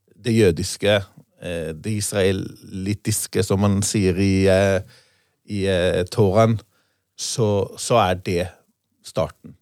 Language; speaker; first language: Norwegian; non-native, fluent; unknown